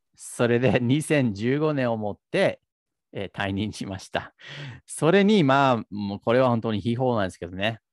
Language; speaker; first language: Japanese; non-native, fluent; English